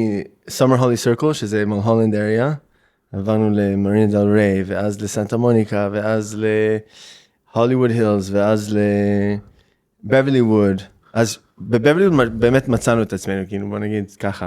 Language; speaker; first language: Hebrew; early bilingual, heritage; English